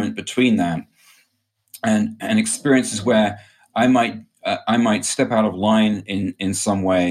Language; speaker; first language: English; native; English